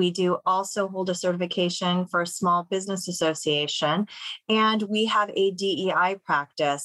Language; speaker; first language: English; native; English